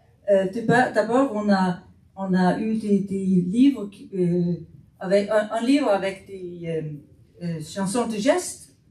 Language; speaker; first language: French; non-native, fluent; Faroese